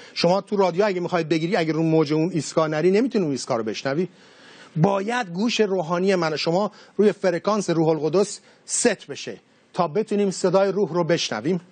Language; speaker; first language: Persian; native; Persian